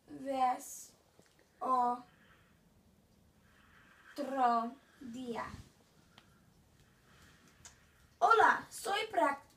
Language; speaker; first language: Spanish; non-native, learner; English